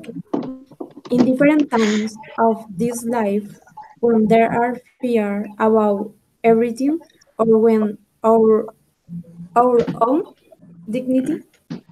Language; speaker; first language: English; non-native, learner; Spanish